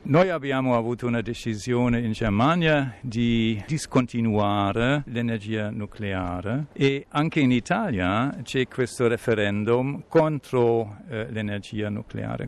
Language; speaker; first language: Italian; non-native, fluent; German